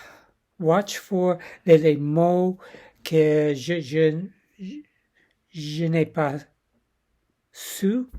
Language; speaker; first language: French; non-native, learner; English